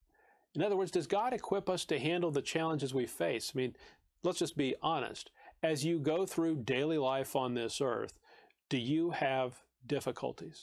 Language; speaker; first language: English; native; English